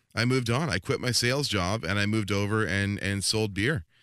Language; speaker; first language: English; native; English